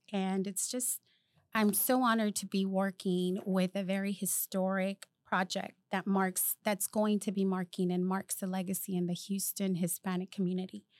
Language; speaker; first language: English; early bilingual, other home language; Spanish